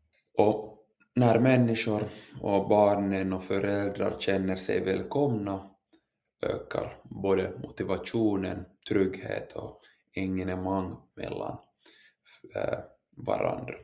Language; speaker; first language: Swedish; non-native, local second language; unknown